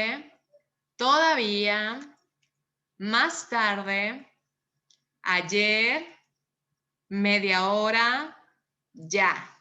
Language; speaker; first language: Spanish; native; Spanish